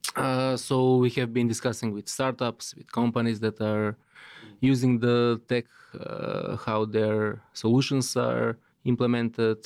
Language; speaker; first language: English; non-native, fluent; Macedonian